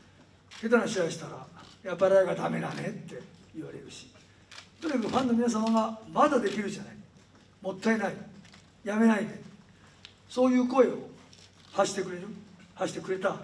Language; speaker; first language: Japanese; native; Japanese